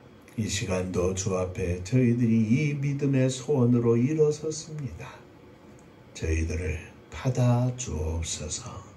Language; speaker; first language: Korean; native; Korean